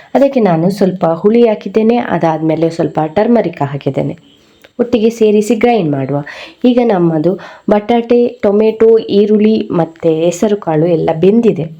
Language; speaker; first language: Kannada; non-native, local second language; Tulu